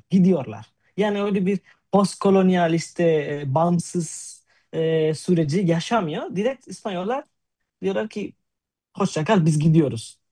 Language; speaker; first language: Turkish; non-native, fluent; Spanish